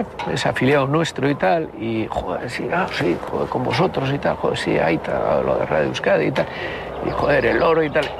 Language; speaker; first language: Spanish; native; Spanish